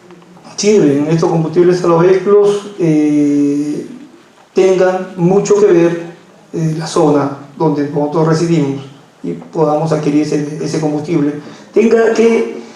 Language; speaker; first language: Spanish; native; Spanish